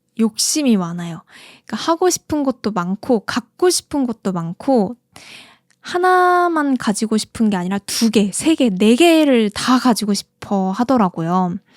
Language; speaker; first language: Korean; native; Korean